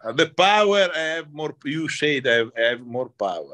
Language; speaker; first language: English; non-native, learner; Italian